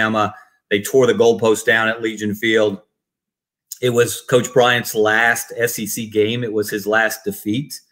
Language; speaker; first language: English; native; English